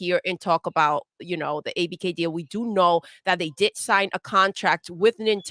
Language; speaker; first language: English; native; English